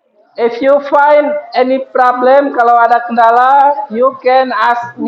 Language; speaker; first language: English; non-native, fluent; Indonesian